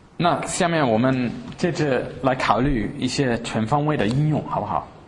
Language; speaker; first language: Chinese; early bilingual, heritage; Chinese